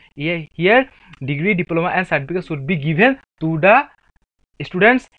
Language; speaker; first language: English; non-native, local second language; Assamese